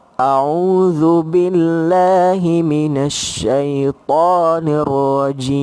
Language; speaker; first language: Malay; native; Malay